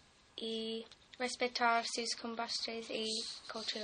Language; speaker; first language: Spanish; non-native, learner; English